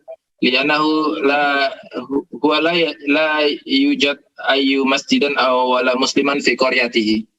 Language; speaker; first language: Arabic; non-native, learner; Indonesian